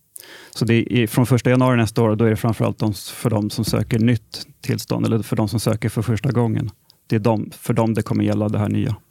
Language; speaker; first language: Swedish; native; Swedish